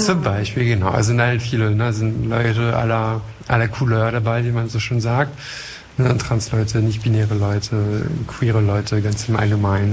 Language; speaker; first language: German; non-native, fluent; French